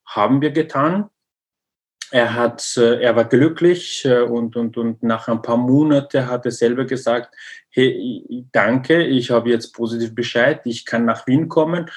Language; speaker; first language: German; non-native, learner; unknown